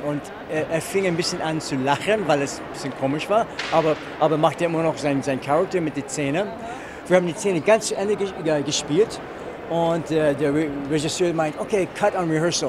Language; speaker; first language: German; non-native, fluent; English